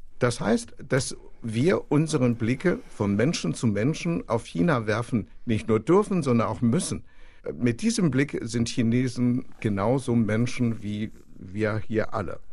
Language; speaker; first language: German; non-native, fluent; Chinese